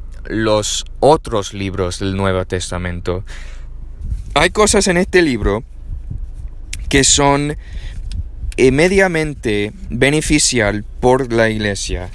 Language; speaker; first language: Spanish; non-native, learner; English